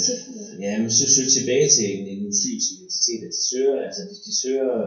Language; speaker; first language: Danish; native; Danish